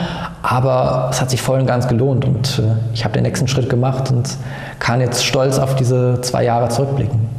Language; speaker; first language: German; native; German